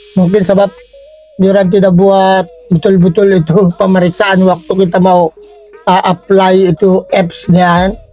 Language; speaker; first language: Malay; non-native, fluent; Filipino